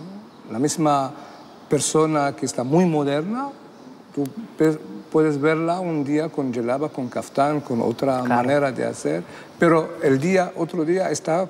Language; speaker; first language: Spanish; non-native, fluent; Arabic